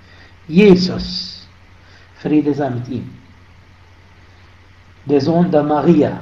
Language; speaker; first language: German; non-native, fluent; Arabic